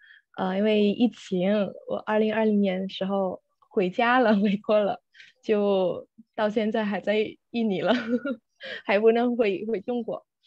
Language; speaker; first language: Chinese; non-native, fluent; Indonesian